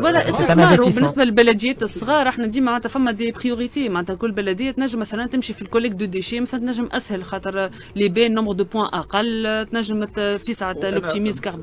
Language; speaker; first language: Arabic; native; Arabic